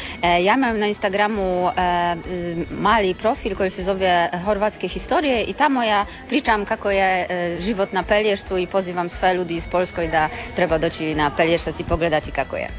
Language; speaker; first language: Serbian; non-native, learner; Polish